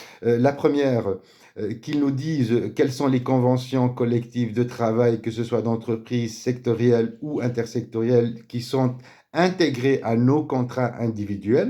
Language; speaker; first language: French; native; French